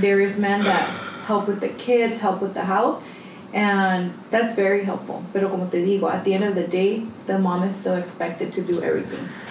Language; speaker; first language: English; early bilingual, other home language; Spanish